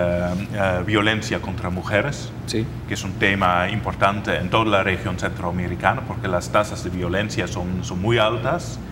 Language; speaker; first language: Spanish; non-native, fluent; Dutch